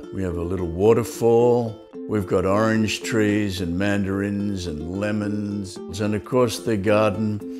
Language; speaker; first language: English; native; English